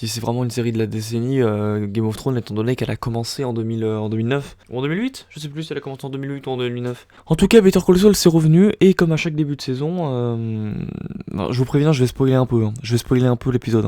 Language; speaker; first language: French; native; French